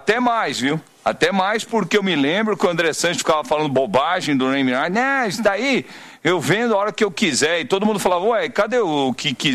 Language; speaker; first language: Portuguese; native; Portuguese